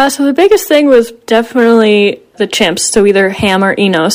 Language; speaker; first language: English; native; English